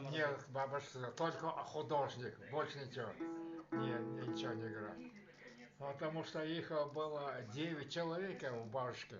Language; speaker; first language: Russian; non-native, local second language; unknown